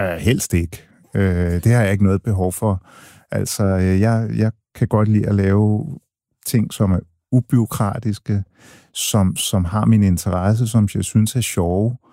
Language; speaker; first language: Danish; early bilingual, other home language; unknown